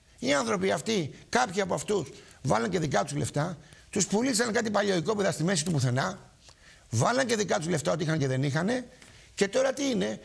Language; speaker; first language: Greek; native; Greek